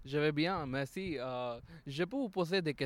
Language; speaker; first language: French; non-native, learner; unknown